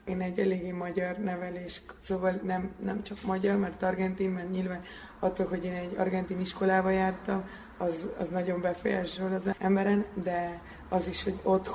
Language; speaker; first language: Hungarian; early bilingual, heritage; Hungarian